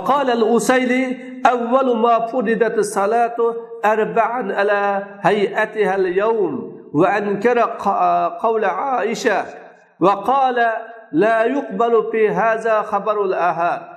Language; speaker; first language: Arabic; non-native, fluent; Uzbek